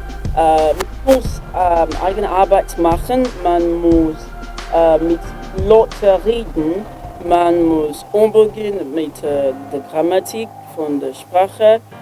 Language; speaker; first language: German; non-native, learner; Yoruba